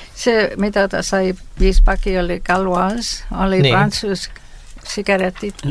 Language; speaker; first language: Estonian; early bilingual, heritage; Estonian